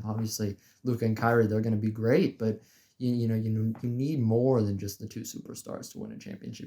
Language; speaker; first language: English; native; English